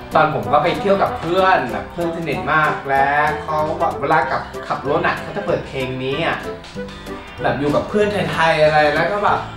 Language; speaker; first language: Thai; early bilingual, heritage; English